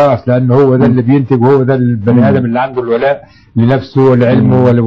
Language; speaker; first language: Arabic; native; Arabic